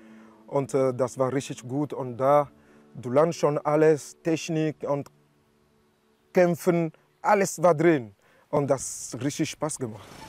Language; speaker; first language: German; non-native, learner; French